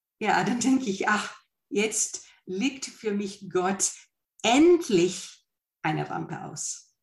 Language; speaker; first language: German; non-native, fluent; English